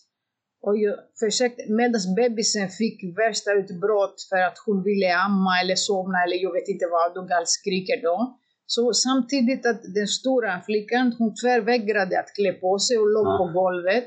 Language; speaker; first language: Swedish; non-native, fluent; Greek